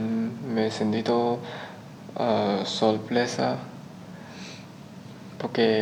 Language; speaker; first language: Spanish; non-native, learner; Chinese